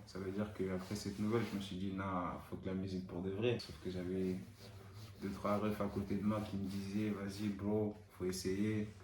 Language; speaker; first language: French; non-native, fluent; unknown